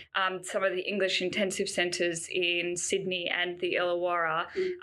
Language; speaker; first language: English; native; English